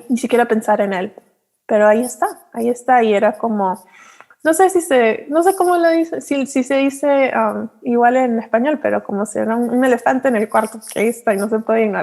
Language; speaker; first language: Spanish; early bilingual, heritage; Spanish